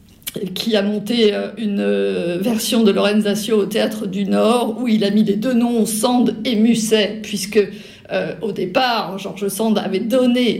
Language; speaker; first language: French; native; French